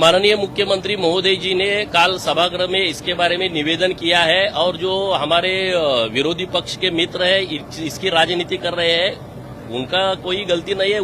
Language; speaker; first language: Hindi; non-native, local second language; Marathi